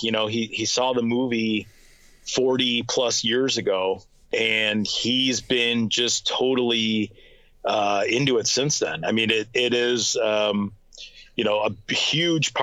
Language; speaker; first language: English; native; English